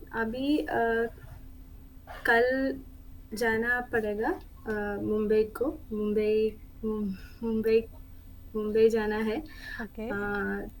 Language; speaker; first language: Hindi; non-native, local second language; Malayalam